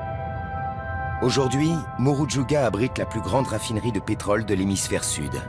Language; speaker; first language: French; native; French